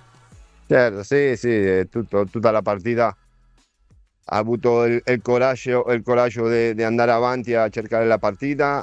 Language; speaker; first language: Italian; non-native, fluent; Spanish